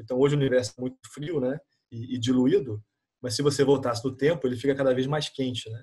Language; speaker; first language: Portuguese; native; Portuguese